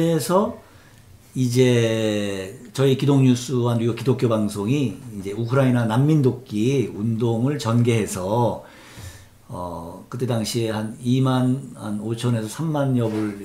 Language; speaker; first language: Korean; native; Korean